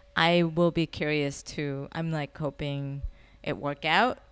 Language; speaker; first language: English; non-native, fluent; Korean